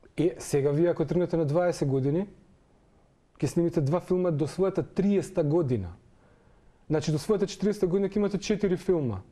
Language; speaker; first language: Macedonian; non-native, local second language; Serbian